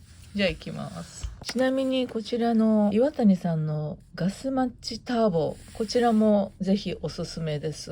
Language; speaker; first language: Japanese; native; Japanese